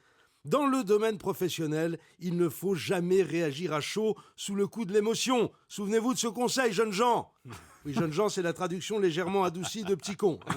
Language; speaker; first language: French; native; French